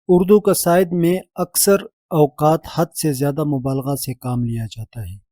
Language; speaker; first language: Urdu; native; Urdu